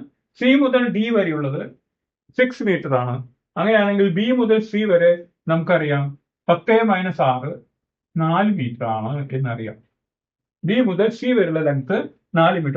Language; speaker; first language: Malayalam; native; Malayalam